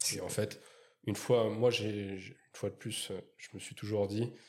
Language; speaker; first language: French; native; French